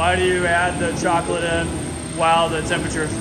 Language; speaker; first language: English; native; English